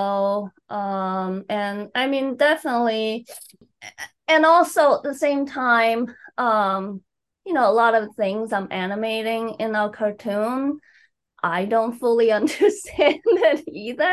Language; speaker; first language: English; non-native, fluent; Chinese